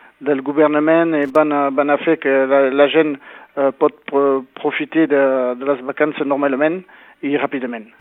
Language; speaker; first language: Catalan; non-native, local second language; French